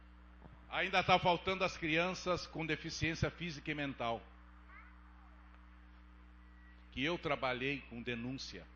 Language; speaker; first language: Portuguese; native; Portuguese